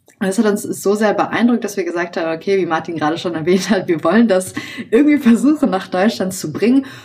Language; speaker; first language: German; native; German